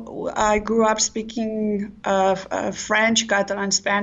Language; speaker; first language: English; non-native, fluent; Catalan